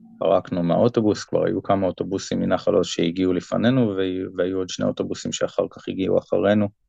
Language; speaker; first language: Hebrew; native; Hebrew